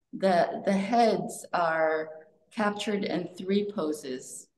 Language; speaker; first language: English; early bilingual, other home language; Korean